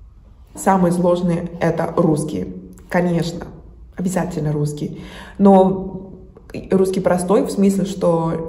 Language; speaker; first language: Russian; non-native, fluent; Spanish